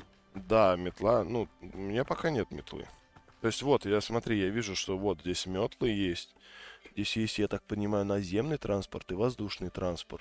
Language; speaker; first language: Russian; native; Russian